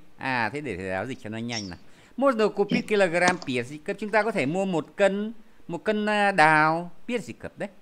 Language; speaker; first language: Vietnamese; native; Vietnamese